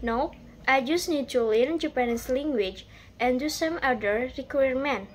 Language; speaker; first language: English; non-native, learner; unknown